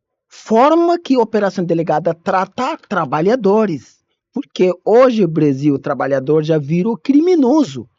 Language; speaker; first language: Portuguese; non-native, learner; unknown